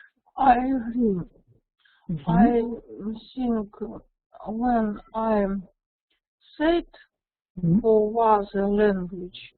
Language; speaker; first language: English; non-native, learner; Russian